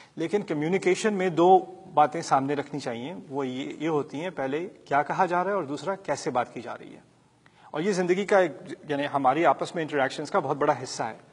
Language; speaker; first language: Urdu; early bilingual, heritage; Urdu